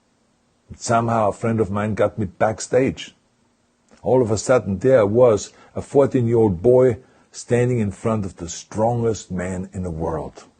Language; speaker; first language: English; non-native, fluent; German